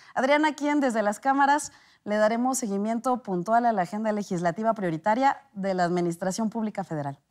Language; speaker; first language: Spanish; native; Spanish